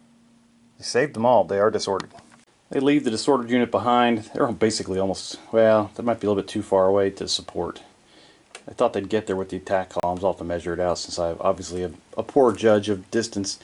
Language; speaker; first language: English; native; English